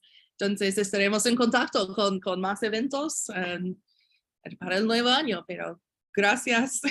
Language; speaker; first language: Spanish; non-native, fluent; English